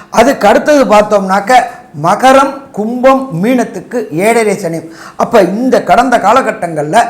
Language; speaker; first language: Tamil; native; Tamil